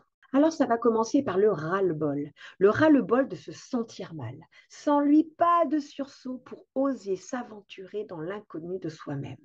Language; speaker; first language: French; native; French